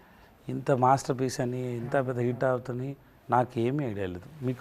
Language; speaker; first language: Telugu; non-native, learner; Tamil